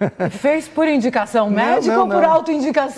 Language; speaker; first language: Portuguese; native; Portuguese